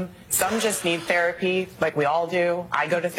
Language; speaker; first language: English; native; English